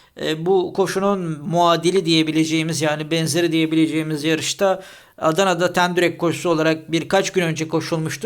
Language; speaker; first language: Turkish; native; Turkish